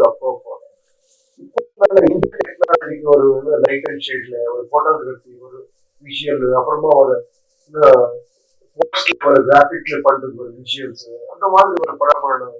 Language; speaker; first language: Tamil; non-native, learner; Kannada